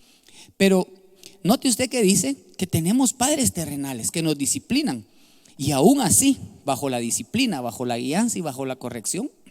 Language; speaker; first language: Spanish; native; Spanish